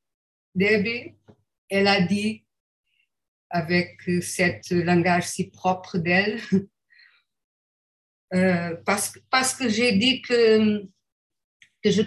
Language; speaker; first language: French; non-native, fluent; Portuguese